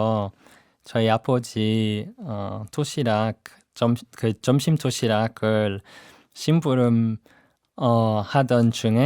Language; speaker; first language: Korean; non-native, fluent; English